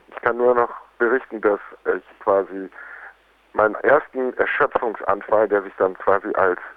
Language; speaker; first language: German; native; German